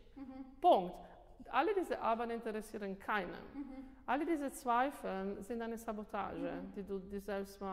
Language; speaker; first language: German; non-native, fluent; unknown